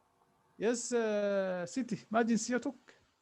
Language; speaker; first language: Arabic; non-native, fluent; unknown